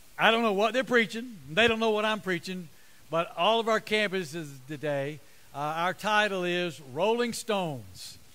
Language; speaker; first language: English; native; English